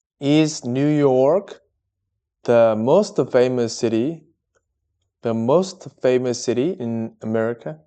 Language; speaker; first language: English; non-native, learner; Korean